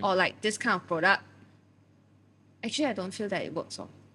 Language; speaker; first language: English; non-native, local second language; Chinese